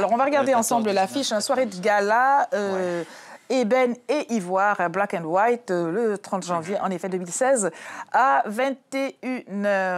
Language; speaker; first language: French; native; French